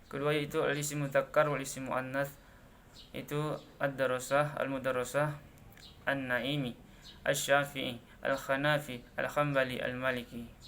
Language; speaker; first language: Arabic; non-native, learner; Indonesian